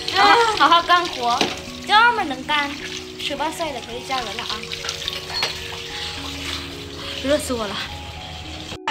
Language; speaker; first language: Chinese; non-native, fluent; Vietnamese